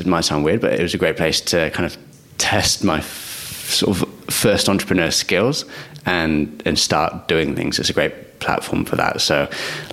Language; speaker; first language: English; native; English